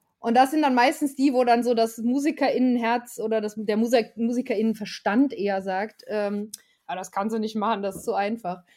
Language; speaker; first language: German; native; German